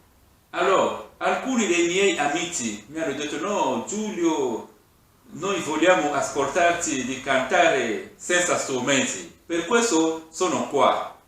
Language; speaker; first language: Italian; non-native, fluent; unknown